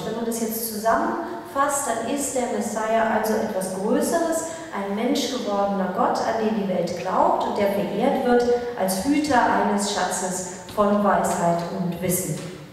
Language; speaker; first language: German; native; German